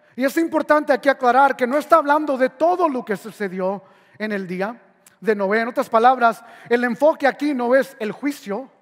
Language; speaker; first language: Spanish; early bilingual, heritage; Spanish